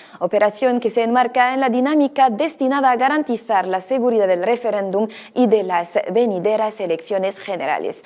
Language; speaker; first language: Spanish; non-native, fluent; Arabic